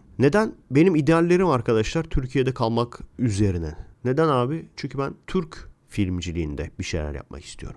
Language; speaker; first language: Turkish; native; Turkish